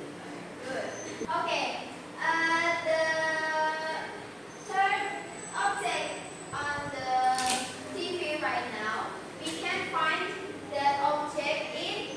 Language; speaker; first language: English; non-native, learner; Indonesian